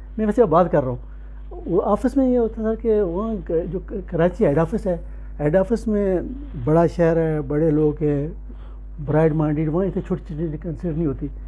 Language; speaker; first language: Urdu; non-native, local second language; Pahari-Potwari